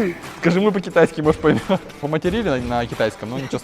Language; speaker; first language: Russian; native; Russian